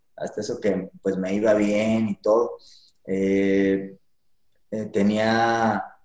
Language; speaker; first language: Spanish; native; Spanish